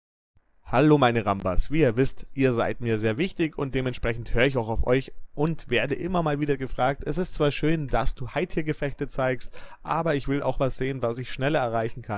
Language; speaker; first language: German; native; German